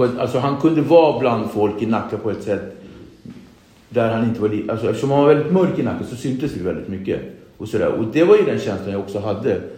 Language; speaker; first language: Swedish; early bilingual, other home language; Kabuverdianu